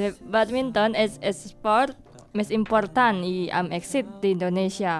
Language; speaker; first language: Catalan; non-native, learner; Indonesian